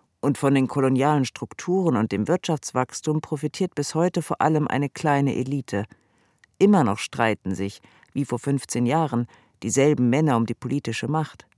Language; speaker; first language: German; native; German